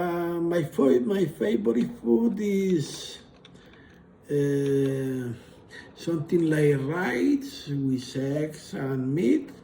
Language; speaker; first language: English; non-native, learner; Spanish